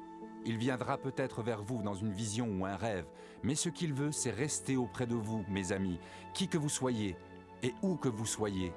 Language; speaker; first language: French; native; French